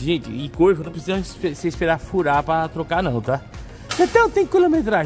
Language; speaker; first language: Portuguese; native; Portuguese